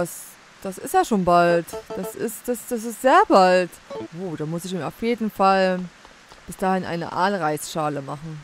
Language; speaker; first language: German; native; German